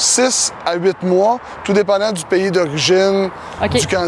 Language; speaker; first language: French; native; French